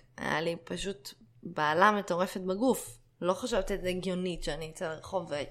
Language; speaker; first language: Hebrew; early bilingual, other home language; Russian